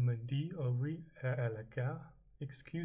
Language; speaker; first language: French; non-native, learner; English